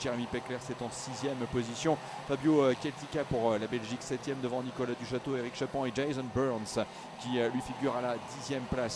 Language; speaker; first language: French; native; French